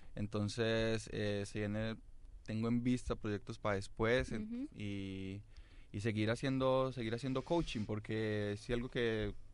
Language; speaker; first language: Spanish; native; Spanish